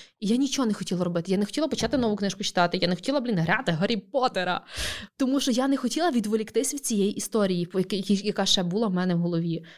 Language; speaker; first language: Ukrainian; native; Ukrainian